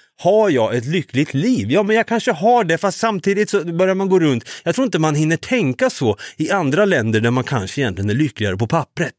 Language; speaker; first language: Swedish; native; Swedish